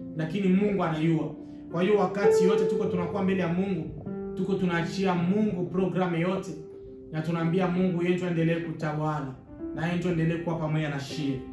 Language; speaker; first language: Swahili; native; Swahili